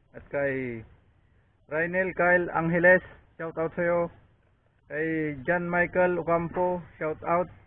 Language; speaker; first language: Filipino; non-native, local second language; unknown